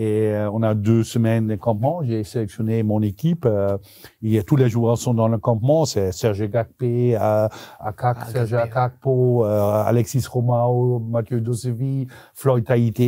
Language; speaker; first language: French; non-native, local second language; Dutch